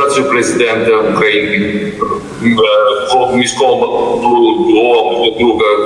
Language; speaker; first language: Ukrainian; non-native, fluent; Georgian